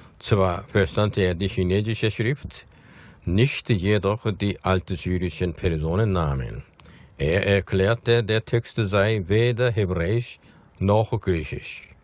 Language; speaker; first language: German; non-native, fluent; Korean